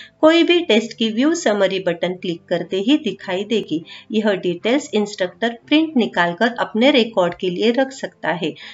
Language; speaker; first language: Hindi; non-native, local second language; Marathi